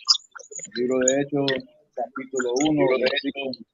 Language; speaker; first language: Spanish; non-native, learner; English